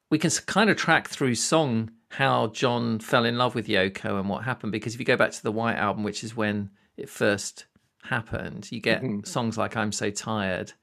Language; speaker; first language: English; native; English